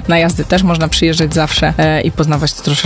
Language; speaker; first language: Polish; native; Polish